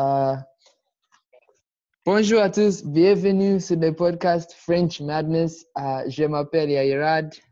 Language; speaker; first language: French; non-native, learner; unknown